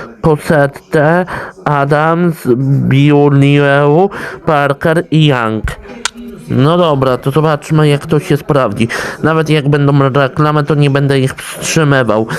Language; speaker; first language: Polish; native; Polish